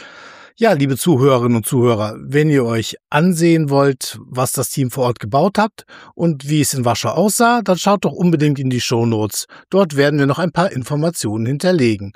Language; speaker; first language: German; native; German